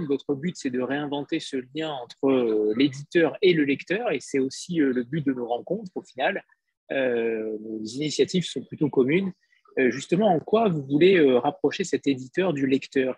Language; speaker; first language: French; native; French